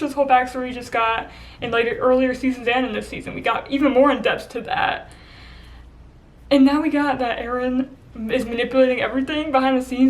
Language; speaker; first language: English; native; English